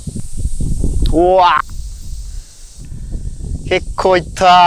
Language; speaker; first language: Japanese; native; Japanese